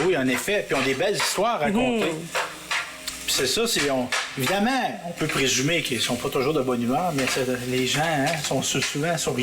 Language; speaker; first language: French; native; French